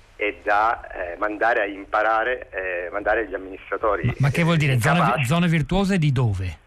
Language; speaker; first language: Italian; native; Italian